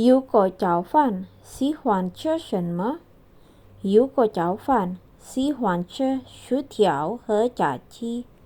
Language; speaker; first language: Chinese; non-native, fluent; Indonesian